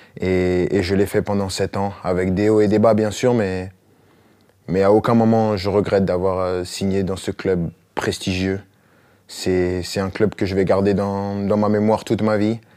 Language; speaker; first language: French; native; French